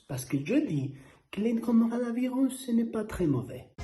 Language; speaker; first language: French; non-native, learner; Spanish